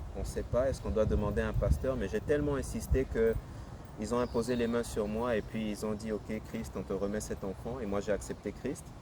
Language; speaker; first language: French; native; French